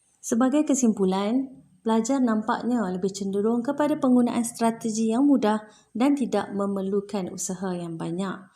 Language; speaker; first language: Malay; native; Malay